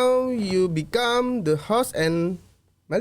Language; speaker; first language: English; non-native, learner; Indonesian